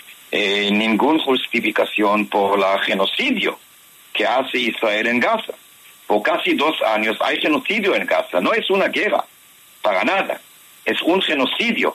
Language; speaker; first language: Spanish; non-native, fluent; Hebrew